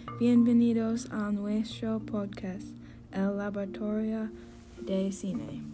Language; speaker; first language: Spanish; non-native, learner; English